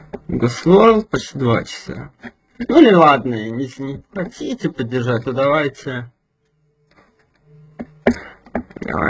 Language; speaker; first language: Russian; native; Russian